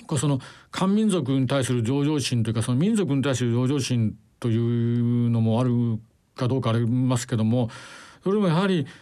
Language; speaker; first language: Japanese; native; Japanese